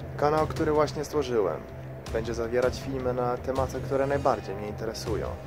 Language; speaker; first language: Polish; non-native, fluent; Croatian